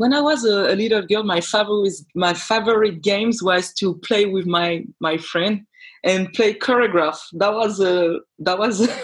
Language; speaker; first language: English; non-native, fluent; French